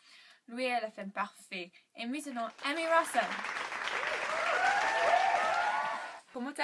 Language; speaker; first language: French; non-native, learner; English